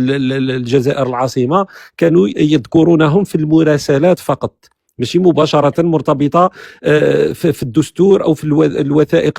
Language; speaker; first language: Arabic; native; Arabic